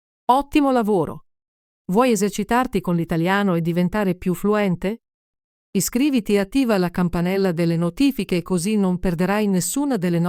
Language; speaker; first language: Italian; native; Italian